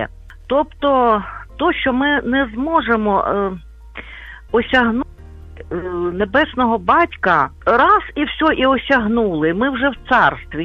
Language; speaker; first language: Ukrainian; native; Ukrainian